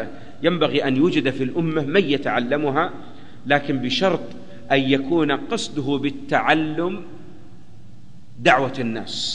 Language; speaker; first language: Arabic; native; Arabic